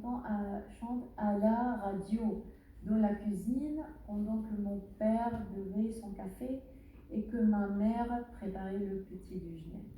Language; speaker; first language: French; non-native, learner; Arabic